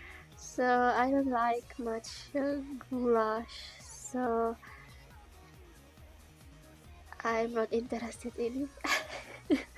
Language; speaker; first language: English; non-native, learner; Czech